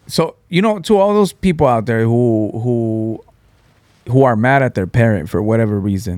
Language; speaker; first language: English; early bilingual, other home language; Spanish